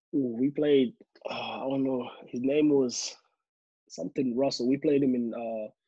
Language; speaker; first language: English; native; English